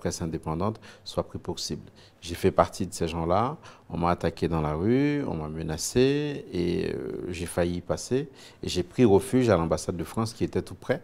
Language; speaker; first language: French; non-native, local second language; Haitian Creole